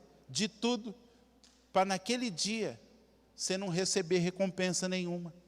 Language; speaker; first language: Portuguese; native; Portuguese